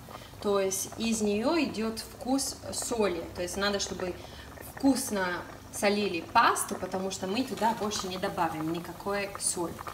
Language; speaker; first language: Russian; non-native, fluent; Italian